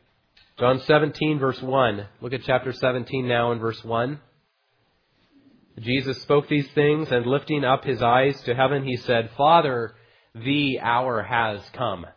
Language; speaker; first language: English; native; English